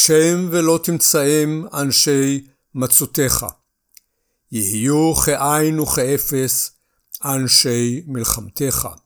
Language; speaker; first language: Hebrew; native; Hebrew